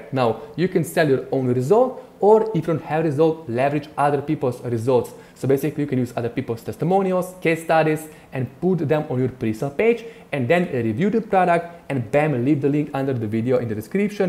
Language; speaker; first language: English; non-native, fluent; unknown